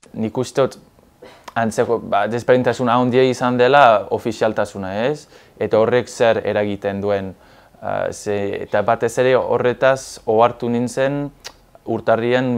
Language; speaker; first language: Basque; non-native, fluent; English